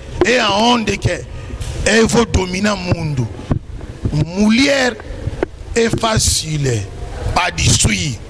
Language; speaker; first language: Portuguese; non-native, learner; Lingala